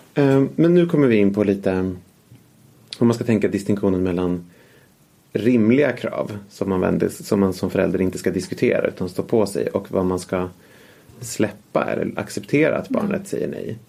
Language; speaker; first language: Swedish; native; Swedish